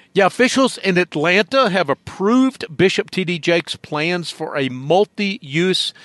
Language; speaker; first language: English; native; English